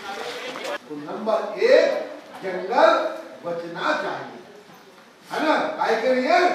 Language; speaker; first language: Hindi; native; Hindi